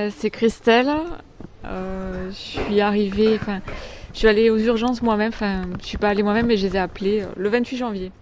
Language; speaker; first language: French; native; French